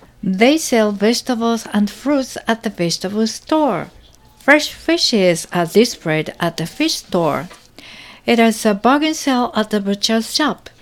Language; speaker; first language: English; non-native, fluent; Japanese